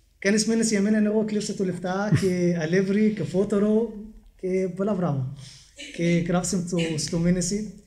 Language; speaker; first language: Greek; non-native, learner; Arabic